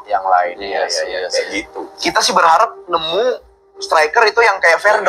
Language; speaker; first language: Indonesian; native; Indonesian